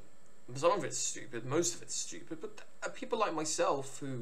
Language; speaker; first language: English; native; English